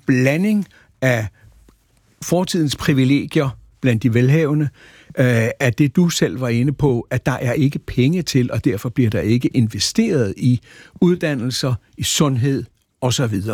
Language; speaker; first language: Danish; native; Danish